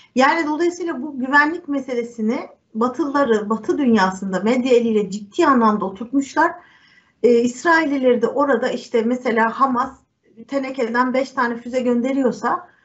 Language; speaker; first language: Turkish; native; Turkish